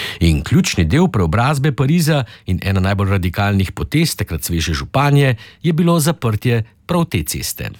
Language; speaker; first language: Slovenian; native; Slovenian